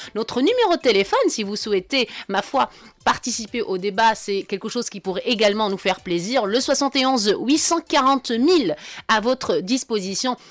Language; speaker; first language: French; non-native, local second language; Arabic